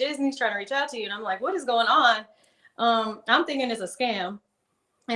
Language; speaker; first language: English; native; English